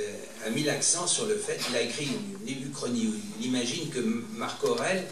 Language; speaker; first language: French; native; French